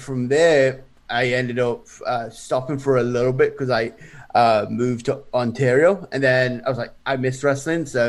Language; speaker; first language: English; native; English